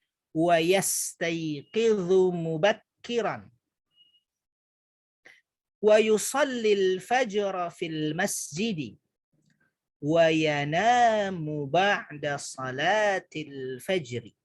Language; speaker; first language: Arabic; non-native, fluent; Indonesian